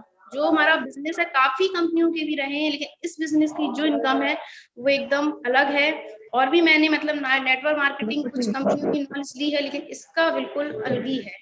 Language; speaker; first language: Hindi; native; Hindi